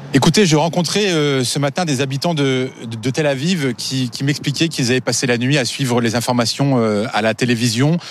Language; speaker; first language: French; native; French